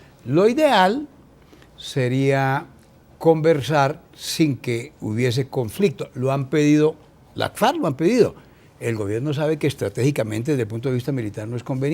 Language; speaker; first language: Spanish; native; Spanish